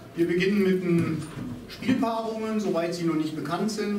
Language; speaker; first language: German; native; German